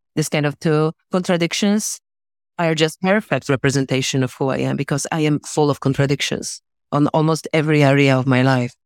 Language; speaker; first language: English; non-native, fluent; Polish